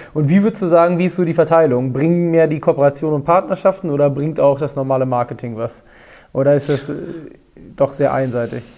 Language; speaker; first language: German; native; German